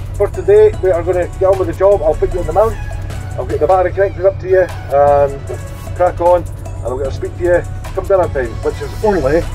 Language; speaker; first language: English; native; English